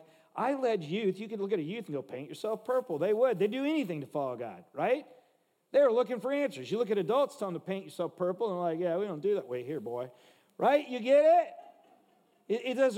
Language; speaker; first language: English; native; English